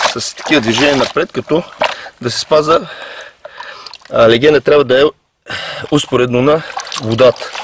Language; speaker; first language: Bulgarian; native; Bulgarian